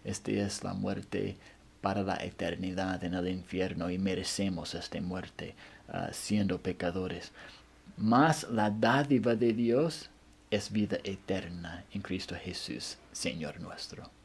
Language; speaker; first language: Spanish; non-native, fluent; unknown